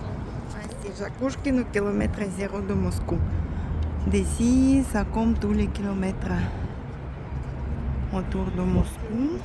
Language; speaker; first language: French; non-native, fluent; Russian